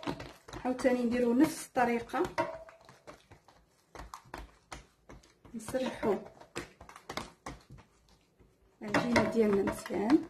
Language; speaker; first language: Arabic; native; Arabic